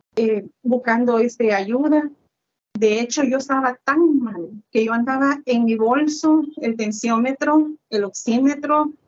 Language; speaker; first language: Spanish; native; Spanish